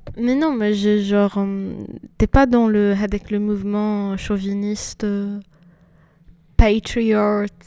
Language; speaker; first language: French; non-native, local second language; Arabic